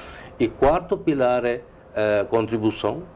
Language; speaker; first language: Portuguese; non-native, learner; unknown